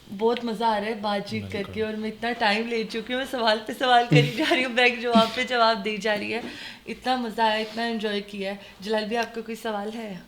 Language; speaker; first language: Urdu; non-native, local second language; Punjabi